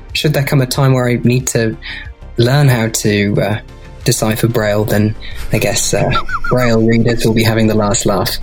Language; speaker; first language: English; native; English